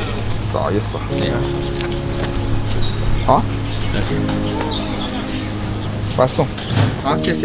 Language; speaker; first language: Chinese; native; Chinese